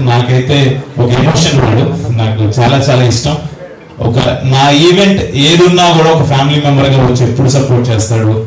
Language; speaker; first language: Telugu; native; Telugu